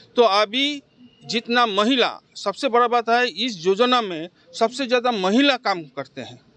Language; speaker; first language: Hindi; non-native, local second language; Assamese